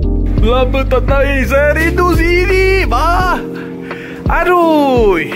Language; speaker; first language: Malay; non-native, local second language; Chinese